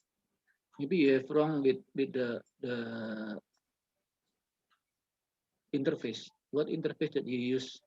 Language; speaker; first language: English; non-native, learner; Indonesian